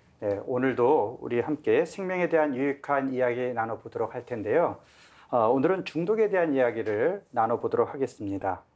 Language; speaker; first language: Korean; native; Korean